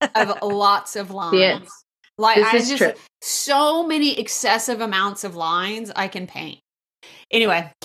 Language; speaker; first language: English; native; English